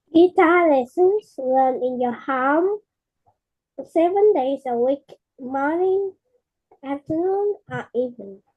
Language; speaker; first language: English; non-native, learner; Vietnamese